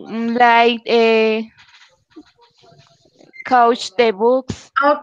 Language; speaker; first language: English; non-native, learner; Spanish